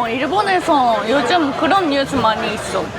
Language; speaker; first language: Korean; non-native, fluent; Japanese